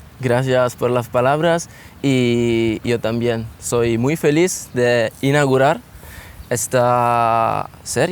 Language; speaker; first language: Spanish; non-native, learner; Italian